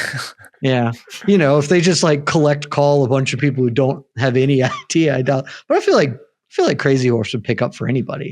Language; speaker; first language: English; native; English